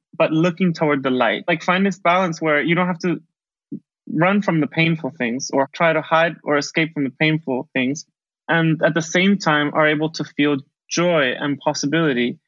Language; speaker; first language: English; early bilingual, other home language; Spanish